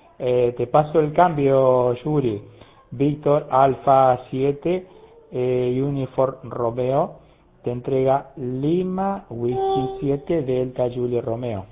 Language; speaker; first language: Spanish; native; Spanish